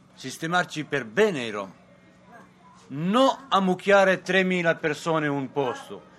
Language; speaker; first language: Italian; non-native, fluent; Serbian